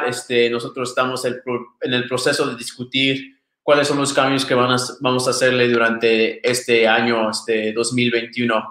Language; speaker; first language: Spanish; early bilingual, other home language; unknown